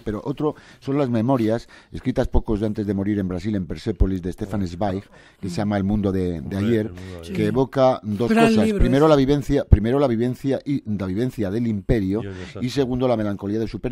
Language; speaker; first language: Spanish; native; Spanish